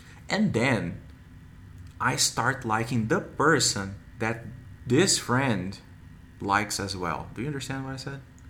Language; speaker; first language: English; non-native, fluent; Portuguese